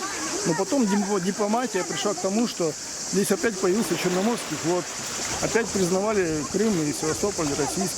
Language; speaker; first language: Russian; native; Russian